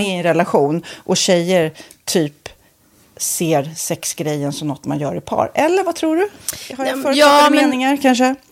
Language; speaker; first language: Swedish; native; Swedish